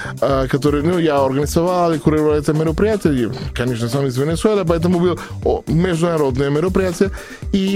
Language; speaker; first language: Russian; non-native, learner; Spanish